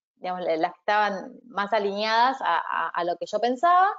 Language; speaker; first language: Spanish; native; Spanish